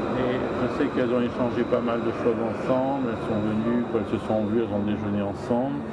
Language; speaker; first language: French; native; French